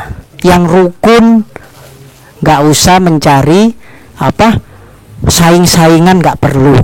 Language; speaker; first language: Indonesian; native; Indonesian